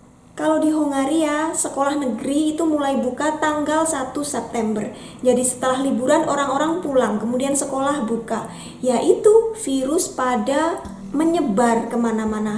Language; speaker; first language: Indonesian; native; Indonesian